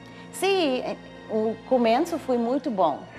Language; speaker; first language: Portuguese; non-native, learner; English